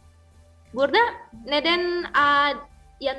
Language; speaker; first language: Turkish; non-native, fluent; Indonesian